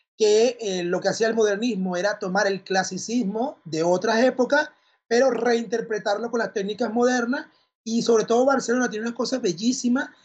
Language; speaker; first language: Spanish; native; Spanish